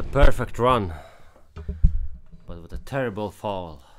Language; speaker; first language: English; non-native, fluent; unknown